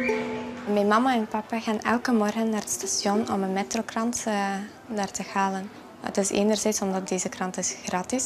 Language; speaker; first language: Dutch; non-native, fluent; French